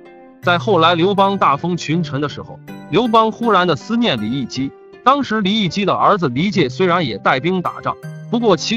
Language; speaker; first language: Chinese; native; Chinese